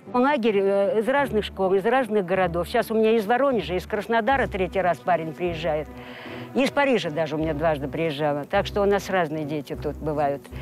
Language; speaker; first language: Russian; native; Russian